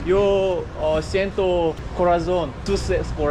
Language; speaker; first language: Spanish; non-native, learner; Korean